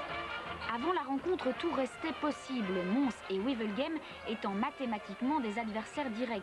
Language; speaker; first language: French; native; French